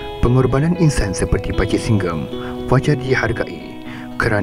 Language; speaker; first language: Malay; native; Malay